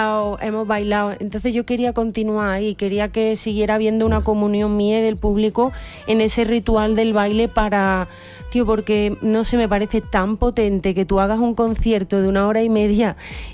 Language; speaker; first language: Spanish; native; Spanish